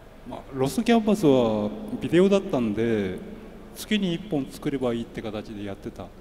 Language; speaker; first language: Japanese; native; Japanese